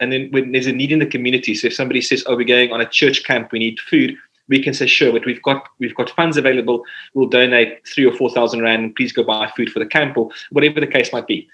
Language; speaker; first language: English; non-native, local second language; Afrikaans